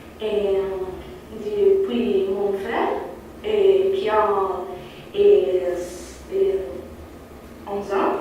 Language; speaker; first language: French; non-native, learner; Italian